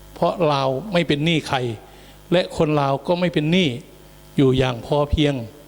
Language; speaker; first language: Thai; native; Thai